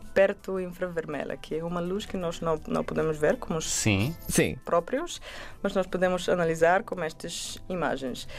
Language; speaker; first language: Portuguese; non-native, learner; Bulgarian